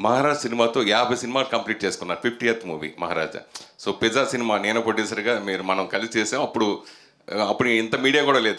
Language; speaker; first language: Telugu; native; Telugu